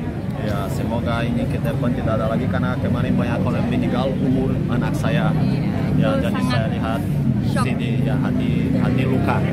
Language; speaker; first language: Indonesian; non-native, fluent; Portuguese